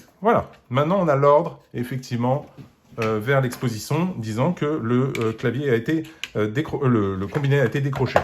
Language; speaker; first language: French; native; French